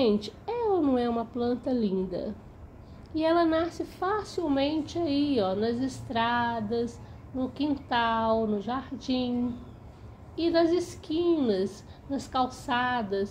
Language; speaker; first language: Portuguese; native; Portuguese